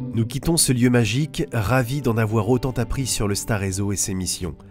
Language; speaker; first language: French; native; French